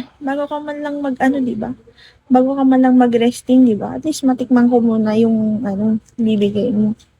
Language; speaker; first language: Filipino; non-native, local second language; Iloko